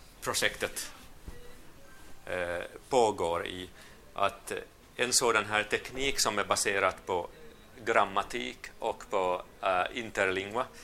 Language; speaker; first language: Swedish; non-native, local second language; Finnish